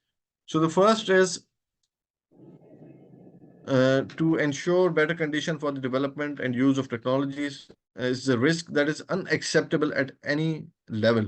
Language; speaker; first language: English; non-native, local second language; Urdu